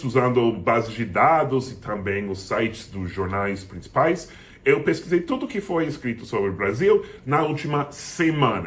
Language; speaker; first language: Portuguese; non-native, fluent; English